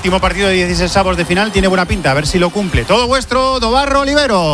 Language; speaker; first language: Spanish; native; Spanish